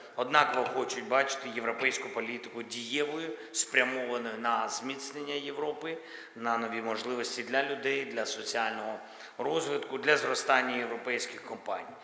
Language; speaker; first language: Ukrainian; native; Ukrainian